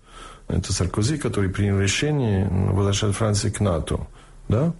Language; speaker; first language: Russian; non-native, fluent; English